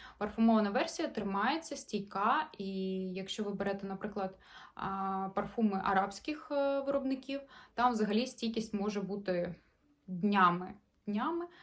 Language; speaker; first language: Ukrainian; non-native, local second language; Russian